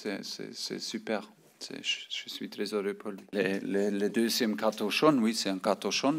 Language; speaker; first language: French; non-native, fluent; German